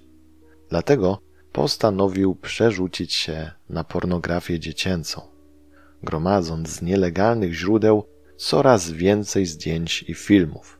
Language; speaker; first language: Polish; native; Polish